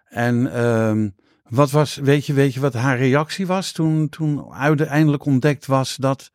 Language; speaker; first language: Dutch; native; Dutch